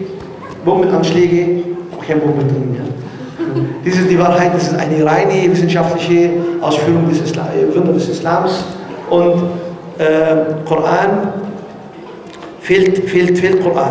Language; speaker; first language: German; non-native, learner; Arabic